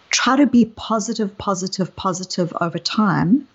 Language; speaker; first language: English; native; English